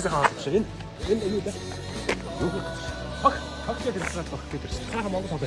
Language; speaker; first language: Mongolian; native; Mongolian